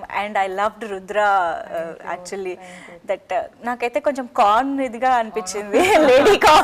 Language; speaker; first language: Telugu; native; Telugu